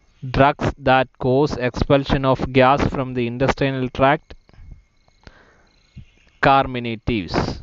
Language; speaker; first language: English; non-native, local second language; Malayalam